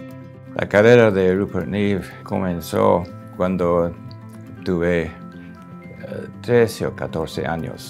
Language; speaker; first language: Spanish; non-native, local second language; English